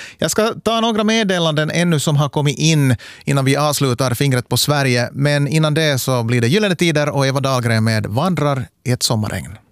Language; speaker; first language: Swedish; native; Swedish